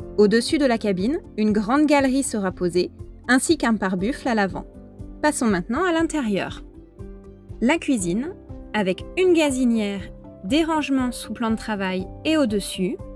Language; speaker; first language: French; native; French